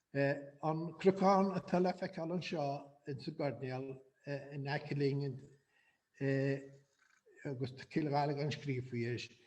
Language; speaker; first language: Irish; native; Irish